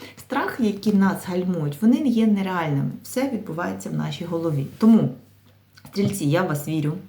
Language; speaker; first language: Ukrainian; native; Ukrainian